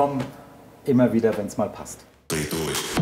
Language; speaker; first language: German; native; German